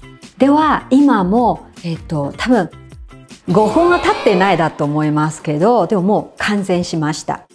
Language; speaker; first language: Japanese; non-native, fluent; Chinese